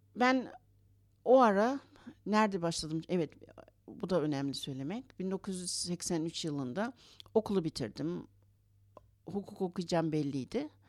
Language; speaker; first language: Turkish; early bilingual, heritage; Turkish